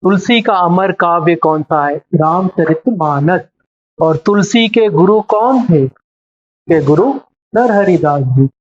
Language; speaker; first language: Hindi; non-native, local second language; Telugu